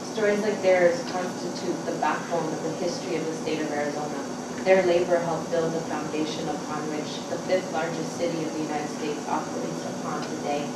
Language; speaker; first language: English; native; English